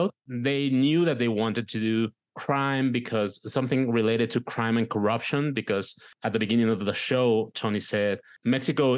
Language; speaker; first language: English; non-native, fluent; Spanish